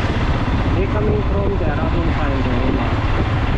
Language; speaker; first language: English; non-native, learner; Hindi